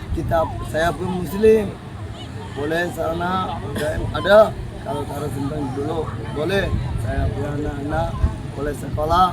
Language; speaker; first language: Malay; non-native, learner; Rohingya